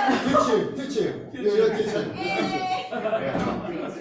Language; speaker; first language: English; non-native, learner; Korean